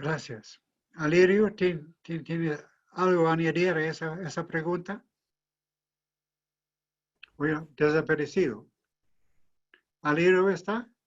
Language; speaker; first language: Spanish; non-native, fluent; English